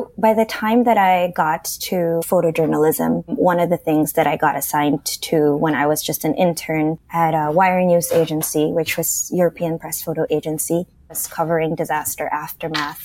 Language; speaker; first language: English; non-native, local second language; Filipino